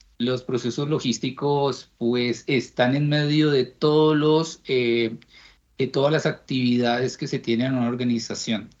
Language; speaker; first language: Spanish; native; Spanish